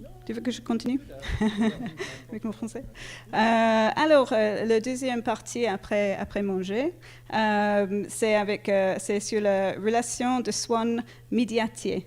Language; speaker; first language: French; non-native, fluent; English